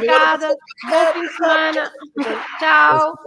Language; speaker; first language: Portuguese; native; Portuguese